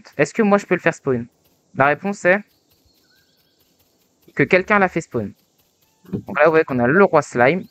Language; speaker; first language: French; native; French